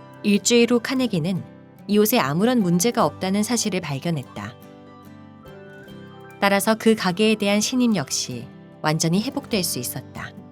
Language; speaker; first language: Korean; native; Korean